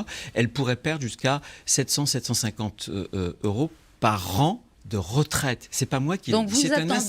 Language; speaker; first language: French; native; French